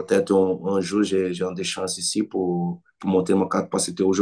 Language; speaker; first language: French; non-native, learner; Portuguese